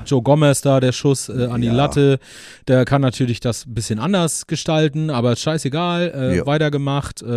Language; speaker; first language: German; native; German